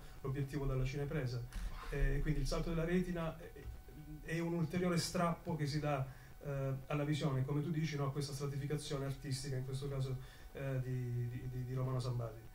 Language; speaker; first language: Italian; native; Italian